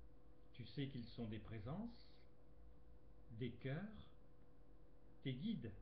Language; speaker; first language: French; native; French